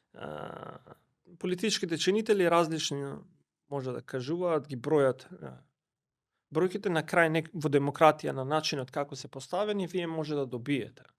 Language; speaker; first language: Macedonian; non-native, local second language; Albanian